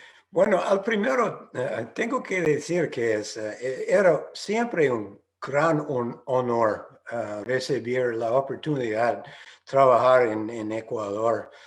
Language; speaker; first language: Spanish; non-native, fluent; English